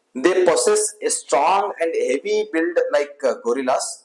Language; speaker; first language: English; non-native, local second language; Kannada